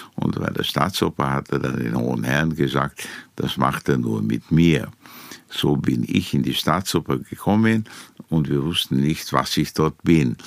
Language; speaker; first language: German; non-native, fluent; Romanian